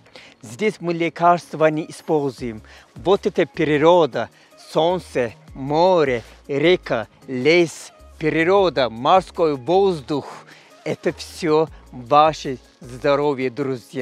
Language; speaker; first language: Russian; non-native, learner; Turkish